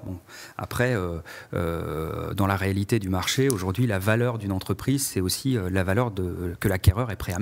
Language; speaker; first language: French; native; French